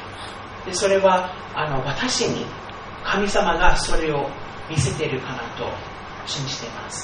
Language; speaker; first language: Japanese; non-native, fluent; English